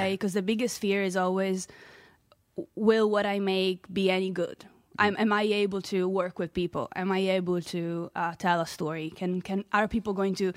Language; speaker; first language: English; non-native, fluent; Italian